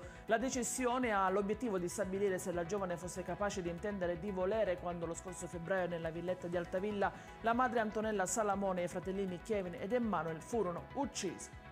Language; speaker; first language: Italian; native; Italian